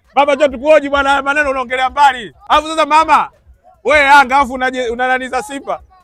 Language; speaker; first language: Swahili; native; Swahili